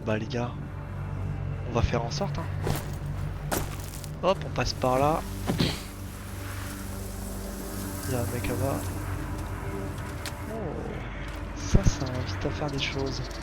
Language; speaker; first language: French; native; French